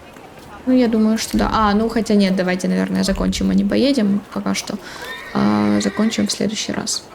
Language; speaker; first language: Russian; native; Russian